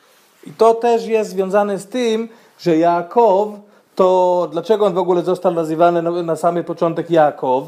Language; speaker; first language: Polish; non-native, fluent; Hebrew